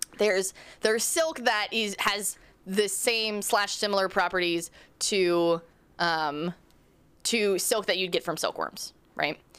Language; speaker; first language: English; native; English